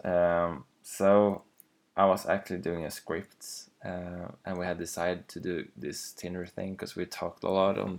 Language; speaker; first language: English; non-native, fluent; Swedish